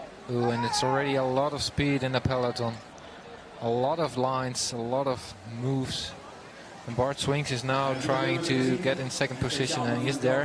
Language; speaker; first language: English; non-native, fluent; Dutch